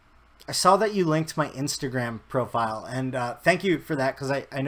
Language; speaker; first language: English; native; English